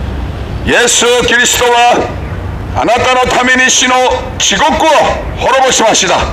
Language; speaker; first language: Japanese; non-native, learner; Korean